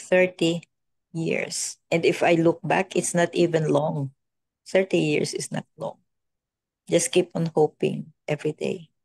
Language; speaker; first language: English; non-native, local second language; Filipino